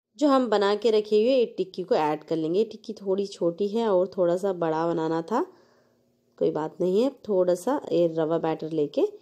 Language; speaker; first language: Hindi; non-native, local second language; Telugu